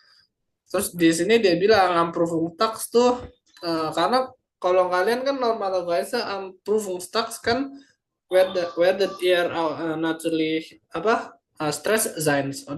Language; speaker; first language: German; non-native, fluent; Indonesian